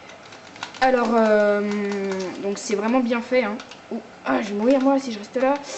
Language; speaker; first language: French; native; French